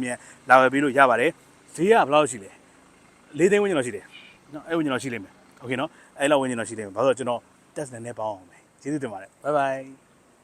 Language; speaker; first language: Burmese; native; Burmese